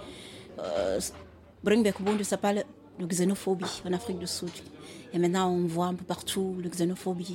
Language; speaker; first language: French; non-native, fluent; Xhosa